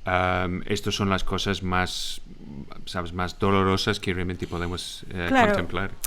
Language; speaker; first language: Spanish; non-native, fluent; English